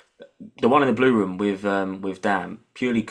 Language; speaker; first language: English; native; English